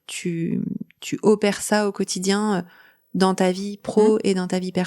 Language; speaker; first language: French; native; French